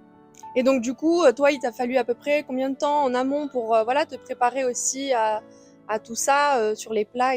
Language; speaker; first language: French; native; French